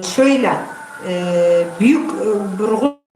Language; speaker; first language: Turkish; non-native, local second language; Kurdish